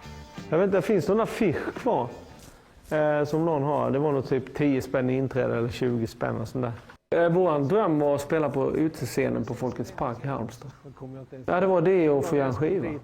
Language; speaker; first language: Swedish; native; Swedish